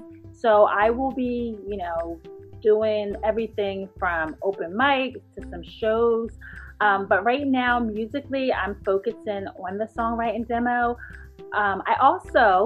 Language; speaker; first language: English; native; English